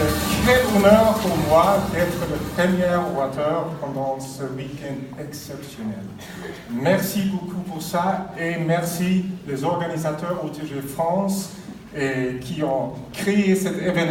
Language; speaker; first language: French; non-native, fluent; Swedish